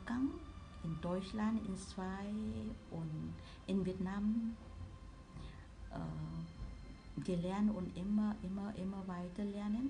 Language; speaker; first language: German; non-native, learner; Vietnamese